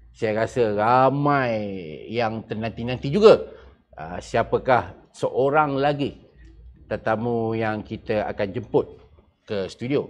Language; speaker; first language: Malay; native; Malay